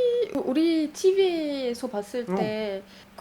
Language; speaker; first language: Korean; non-native, fluent; Arabic